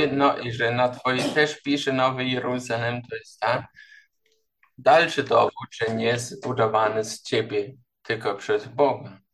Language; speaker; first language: Polish; non-native, learner; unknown